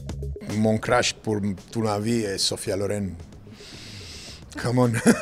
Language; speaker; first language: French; non-native, learner; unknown